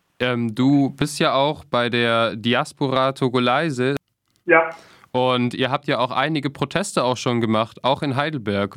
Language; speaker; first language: German; native; German